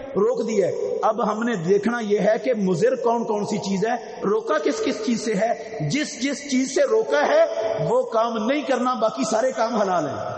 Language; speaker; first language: Urdu; non-native, local second language; Punjabi